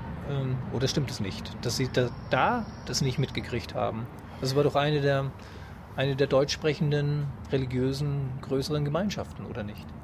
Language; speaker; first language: German; native; German